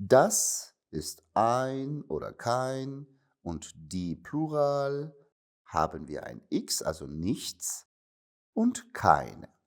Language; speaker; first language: German; non-native, fluent; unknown